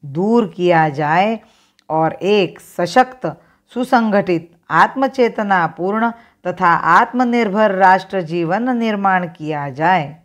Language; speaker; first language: Hindi; non-native, local second language; Marathi